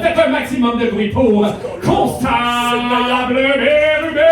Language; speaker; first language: French; native; French